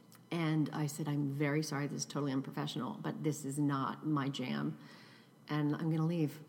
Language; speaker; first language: English; native; English